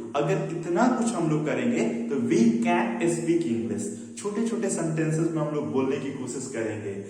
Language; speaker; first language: Hindi; non-native, local second language; Bhojpuri